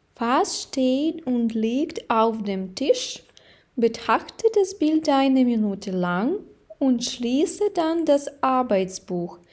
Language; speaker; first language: German; non-native, fluent; Ukrainian